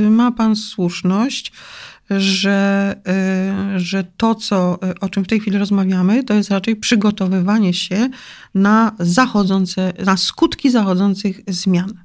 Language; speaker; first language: Polish; native; Polish